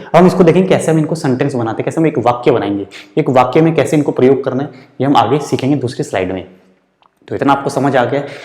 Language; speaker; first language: Hindi; native; Hindi